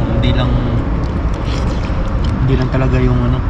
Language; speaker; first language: Filipino; native; Filipino